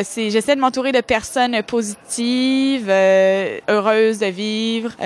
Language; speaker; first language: French; native; French